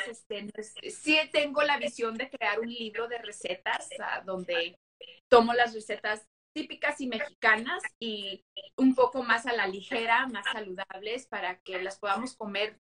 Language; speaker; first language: Spanish; early bilingual, heritage; Spanish